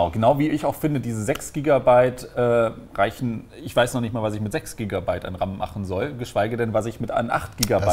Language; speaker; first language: German; native; German